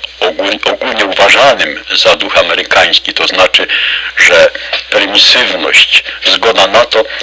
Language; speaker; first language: Polish; native; Polish